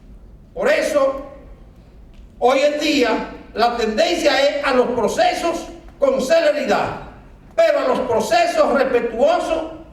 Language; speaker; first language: Spanish; native; Spanish